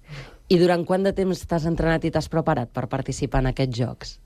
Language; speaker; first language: Catalan; native; Catalan